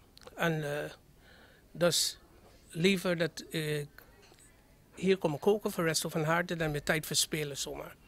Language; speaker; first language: Dutch; non-native, fluent; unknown